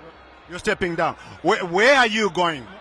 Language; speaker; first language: English; non-native, local second language; Shona